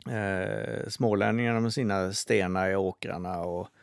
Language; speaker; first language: Swedish; native; Swedish